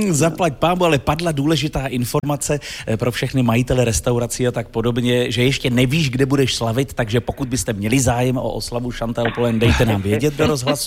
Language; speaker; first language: Czech; native; Czech